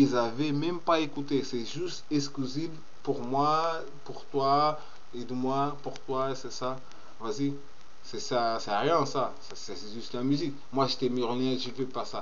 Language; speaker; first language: French; non-native, learner; Portuguese